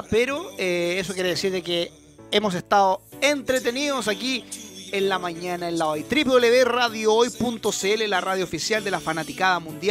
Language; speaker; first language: Spanish; native; Spanish